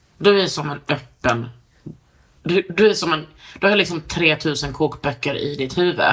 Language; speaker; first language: Swedish; native; Swedish